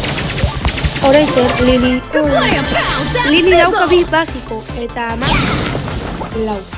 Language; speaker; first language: Basque; non-native, local second language; Spanish